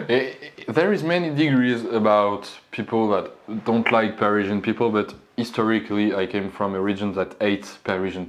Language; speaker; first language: English; non-native, learner; French